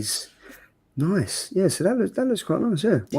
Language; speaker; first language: English; native; English